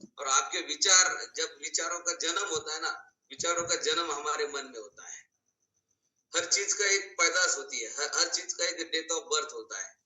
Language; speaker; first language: Hindi; non-native, local second language; Marathi